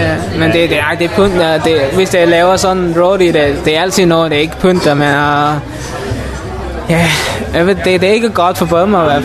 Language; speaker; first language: Danish; non-native, learner; Mon